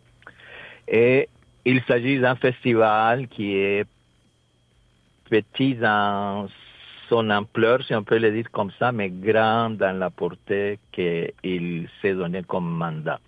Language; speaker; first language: French; non-native, fluent; Spanish